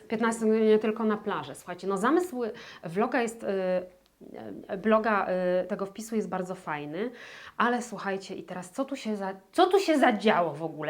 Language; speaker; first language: Polish; native; Polish